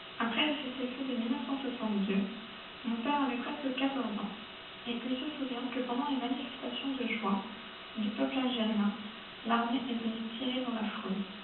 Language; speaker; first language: French; early bilingual, other home language; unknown